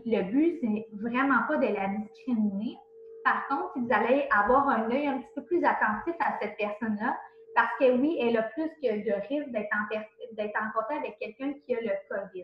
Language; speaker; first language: French; native; French